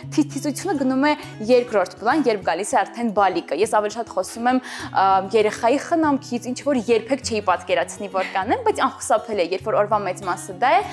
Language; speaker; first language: Armenian; native; Armenian